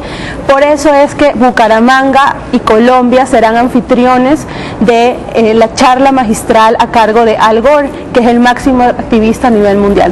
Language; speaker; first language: Spanish; native; Spanish